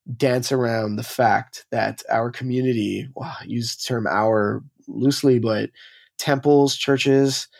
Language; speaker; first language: English; native; English